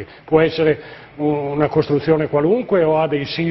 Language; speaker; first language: Italian; native; Italian